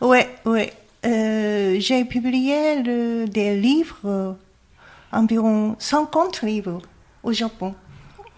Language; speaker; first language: French; non-native, learner; Japanese